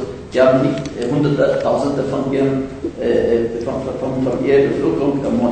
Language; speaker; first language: German; non-native, fluent; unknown